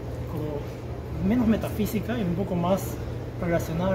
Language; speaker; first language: Spanish; native; Spanish